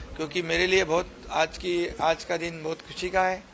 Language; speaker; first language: Hindi; non-native, local second language; Marathi